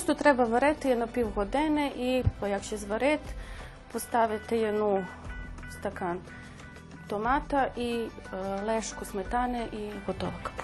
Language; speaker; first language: Ukrainian; early bilingual, heritage; Ukrainian